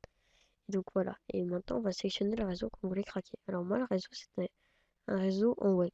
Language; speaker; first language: French; native; French